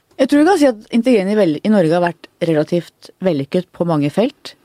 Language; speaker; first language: Norwegian; native; Norwegian